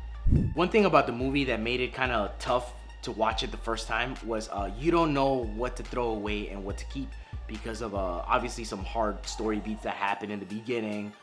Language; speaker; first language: English; native; English